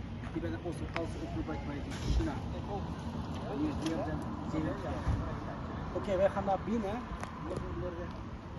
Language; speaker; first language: Dutch; non-native, learner; Uyghur